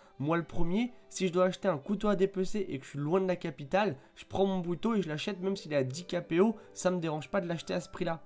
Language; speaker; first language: French; native; French